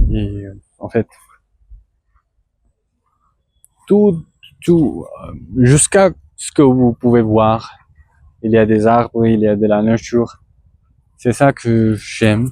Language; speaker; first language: French; non-native, learner; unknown